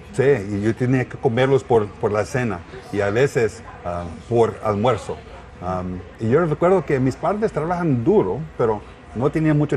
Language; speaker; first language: Spanish; non-native, learner; English